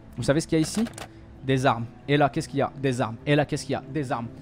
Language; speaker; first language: French; non-native, local second language; Arabic